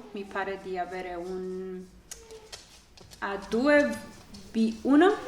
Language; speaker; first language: Italian; non-native, learner; Spanish